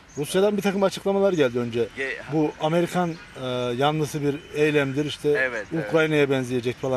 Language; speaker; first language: Turkish; native; Turkish